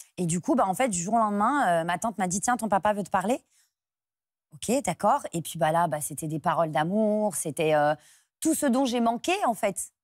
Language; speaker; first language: French; native; French